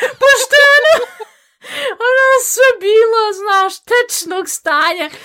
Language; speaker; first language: Bosnian; early bilingual, heritage; Bosnian